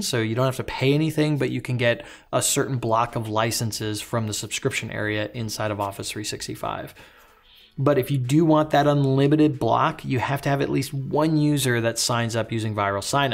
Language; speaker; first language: English; native; English